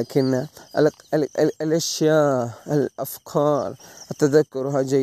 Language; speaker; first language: Arabic; non-native, learner; Malay